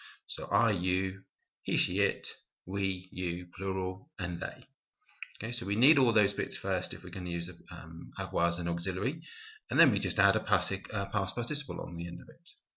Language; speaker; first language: English; native; English